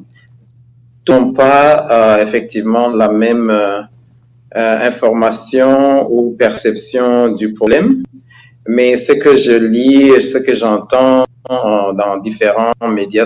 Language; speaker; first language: French; non-native, local second language; Kinyarwanda